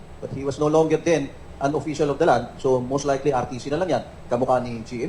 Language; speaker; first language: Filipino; native; Filipino